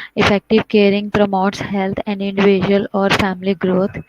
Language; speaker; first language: English; non-native, local second language; Urdu